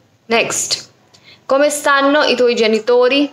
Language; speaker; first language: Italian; non-native, fluent; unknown